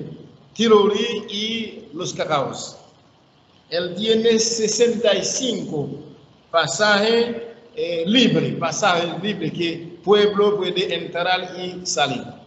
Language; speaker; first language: Spanish; non-native, learner; Haitian Creole